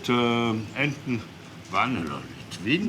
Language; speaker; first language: Danish; non-native, fluent; French